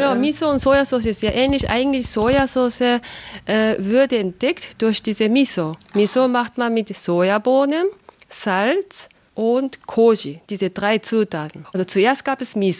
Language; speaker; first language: German; non-native, fluent; Japanese